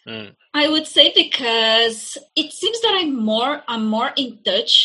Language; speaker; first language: English; non-native, fluent; Portuguese